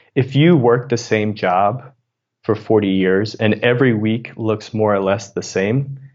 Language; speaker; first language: English; native; English